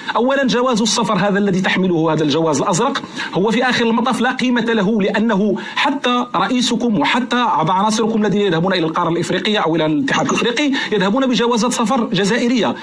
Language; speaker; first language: Arabic; native; Arabic